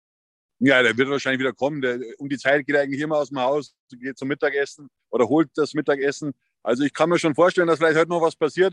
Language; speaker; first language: German; native; German